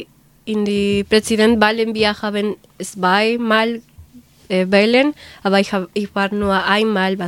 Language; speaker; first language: German; non-native, learner; Spanish